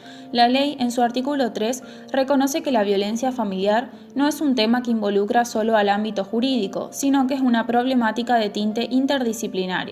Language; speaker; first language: Spanish; native; Spanish